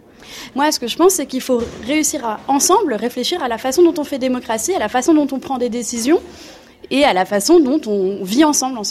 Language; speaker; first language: French; native; French